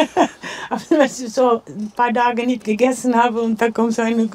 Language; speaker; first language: German; non-native, learner; Dutch